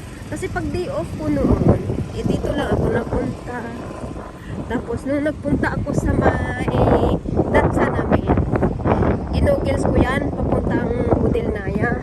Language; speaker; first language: Filipino; native; Filipino